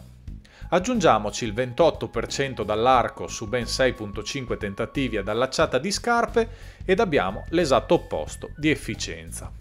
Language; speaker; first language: Italian; native; Italian